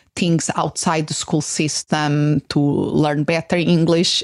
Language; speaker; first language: English; non-native, fluent; Portuguese